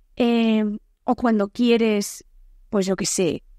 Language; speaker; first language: Spanish; native; Spanish